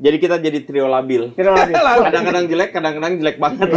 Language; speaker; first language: Indonesian; native; Indonesian